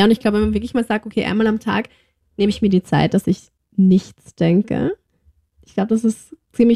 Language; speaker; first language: German; native; German